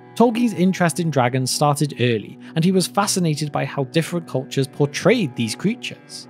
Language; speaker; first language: English; native; English